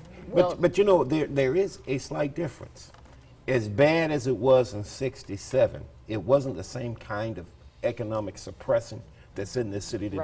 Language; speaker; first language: English; native; English